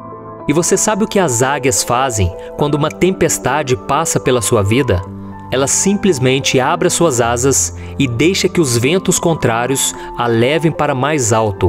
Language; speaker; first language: Portuguese; native; Portuguese